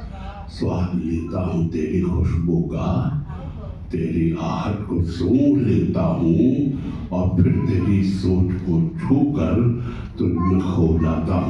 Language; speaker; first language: Hindi; native; Hindi